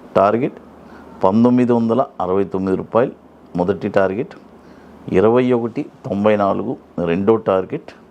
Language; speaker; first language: Telugu; native; Telugu